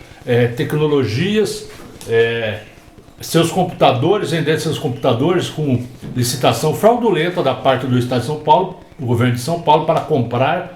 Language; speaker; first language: Portuguese; native; Portuguese